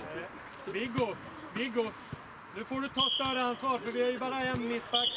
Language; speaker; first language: Swedish; native; Swedish